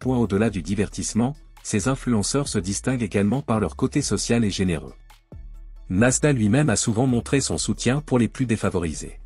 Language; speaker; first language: French; native; French